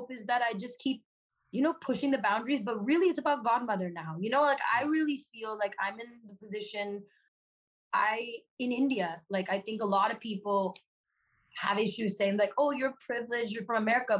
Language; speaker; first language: English; native; English